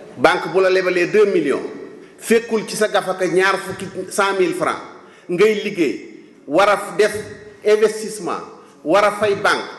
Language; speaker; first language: Wolof; native; Wolof